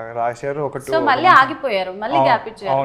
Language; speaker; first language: Telugu; native; Telugu